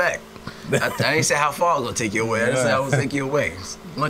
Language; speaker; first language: English; native; English